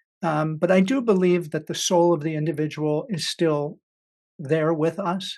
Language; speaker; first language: English; native; English